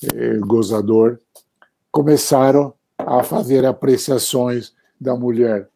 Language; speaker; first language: Portuguese; non-native, fluent; Italian